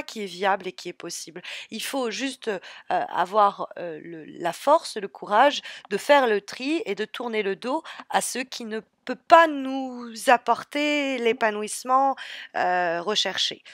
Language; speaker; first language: French; native; French